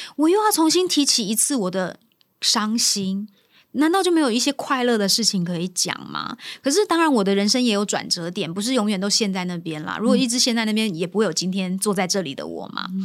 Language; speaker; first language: Chinese; non-native, local second language; Min Nan Chinese